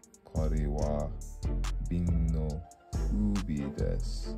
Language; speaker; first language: Japanese; non-native, learner; English